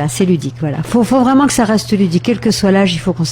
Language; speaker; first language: French; native; French